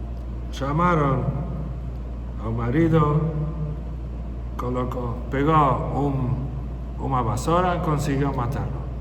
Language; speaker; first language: Portuguese; non-native, fluent; Spanish